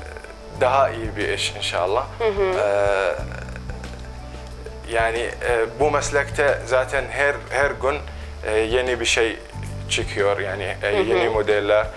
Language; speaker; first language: Turkish; non-native, local second language; Arabic